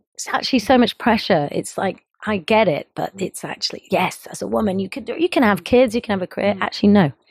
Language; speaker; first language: English; native; English